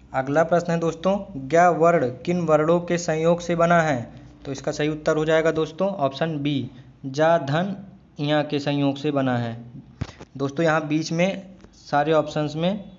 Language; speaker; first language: Hindi; native; Hindi